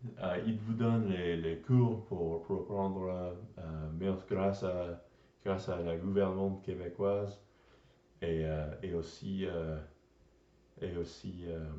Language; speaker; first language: French; non-native, learner; English